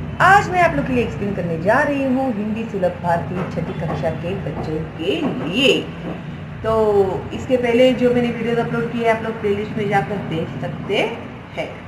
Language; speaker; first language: Hindi; non-native, local second language; Marathi